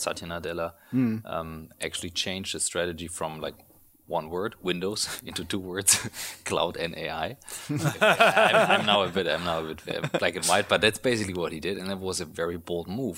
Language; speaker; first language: English; non-native, fluent; German